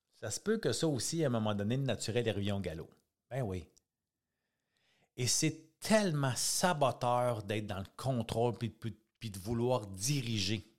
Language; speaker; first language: French; native; French